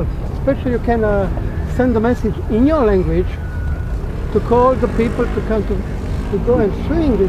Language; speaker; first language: English; non-native, learner; Croatian